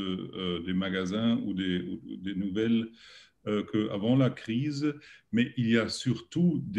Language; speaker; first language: French; non-native, learner; German